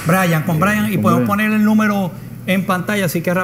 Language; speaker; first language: Spanish; native; Spanish